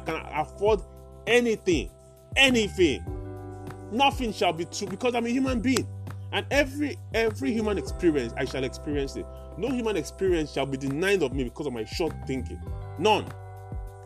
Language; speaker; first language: English; non-native, local second language; Yoruba